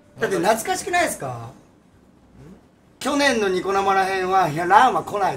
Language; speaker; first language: Japanese; native; Japanese